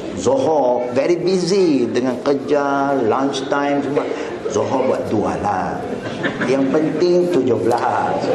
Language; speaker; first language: Malay; non-native, local second language; Chinese